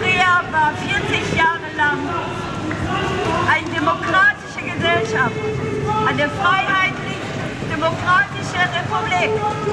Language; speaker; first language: German; non-native, fluent; Korean